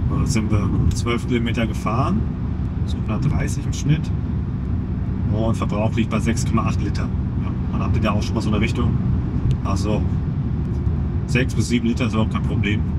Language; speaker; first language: German; native; German